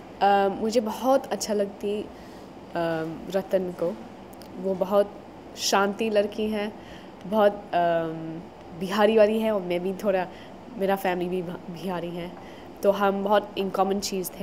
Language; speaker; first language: Hindi; non-native, learner; English